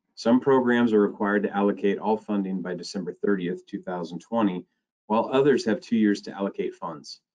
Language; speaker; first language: English; native; English